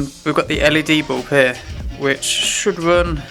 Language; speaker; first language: English; native; English